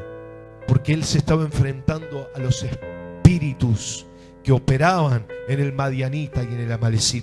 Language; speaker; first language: Spanish; native; Spanish